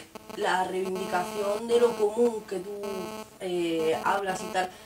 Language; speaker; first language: Spanish; native; Spanish